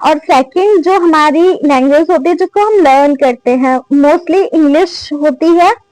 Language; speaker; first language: Hindi; native; Hindi